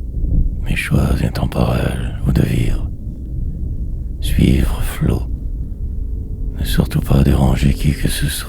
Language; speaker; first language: French; native; French